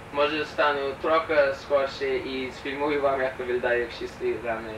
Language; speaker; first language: Ukrainian; early bilingual, heritage; Ukrainian